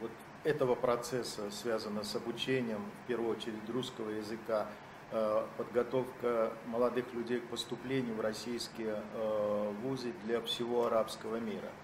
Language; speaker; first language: Russian; native; Russian